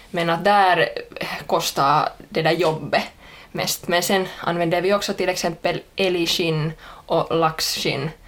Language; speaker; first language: Swedish; native; Swedish